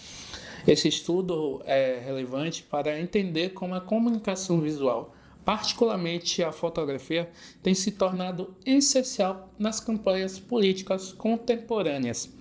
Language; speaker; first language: Portuguese; native; Portuguese